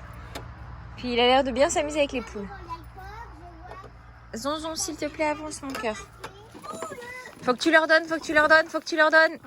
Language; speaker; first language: French; native; French